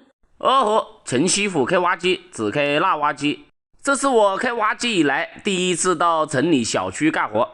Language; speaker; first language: Chinese; native; Chinese